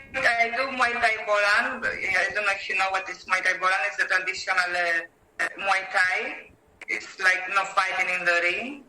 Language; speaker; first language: English; non-native, learner; Greek